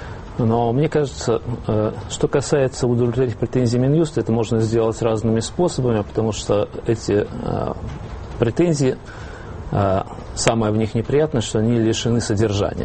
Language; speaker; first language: Russian; native; Russian